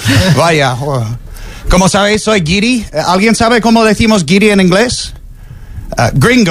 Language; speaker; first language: Spanish; non-native, fluent; English